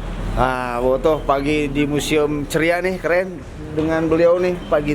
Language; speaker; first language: Indonesian; native; Indonesian